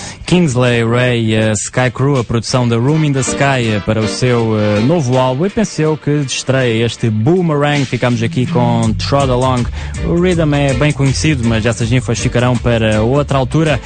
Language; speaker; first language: Portuguese; native; Portuguese